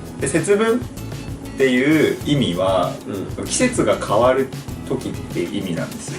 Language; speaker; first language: Japanese; native; Japanese